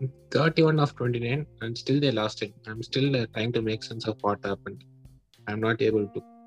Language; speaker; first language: English; non-native, local second language; Tamil